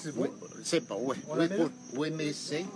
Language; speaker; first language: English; non-native, learner; Italian